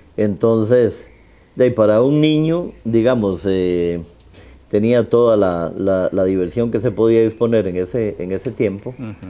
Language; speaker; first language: Spanish; native; Spanish